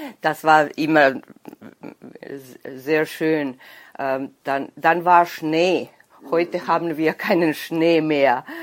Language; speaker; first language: German; non-native, local second language; Serbian